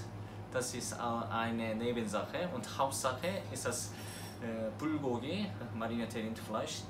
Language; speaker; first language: German; non-native, learner; Korean